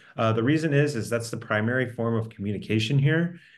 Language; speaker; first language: English; native; English